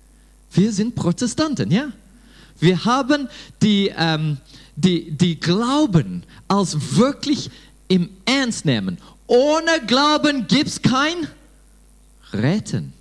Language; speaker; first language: German; non-native, fluent; English